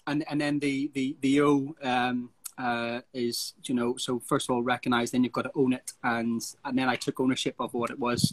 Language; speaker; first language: English; native; English